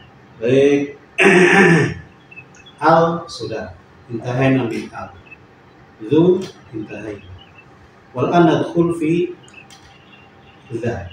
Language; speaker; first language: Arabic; non-native, fluent; Indonesian